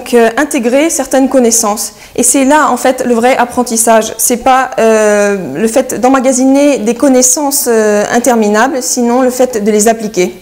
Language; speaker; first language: French; early bilingual, heritage; French